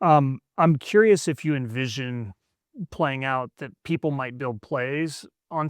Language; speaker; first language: English; native; English